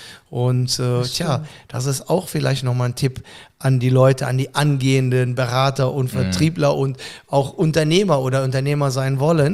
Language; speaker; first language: German; native; German